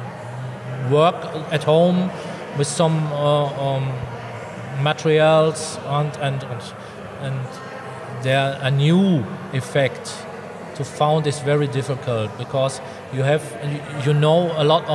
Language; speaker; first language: English; non-native, learner; German